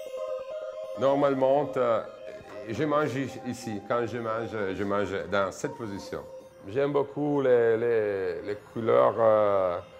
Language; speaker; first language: French; non-native, fluent; Italian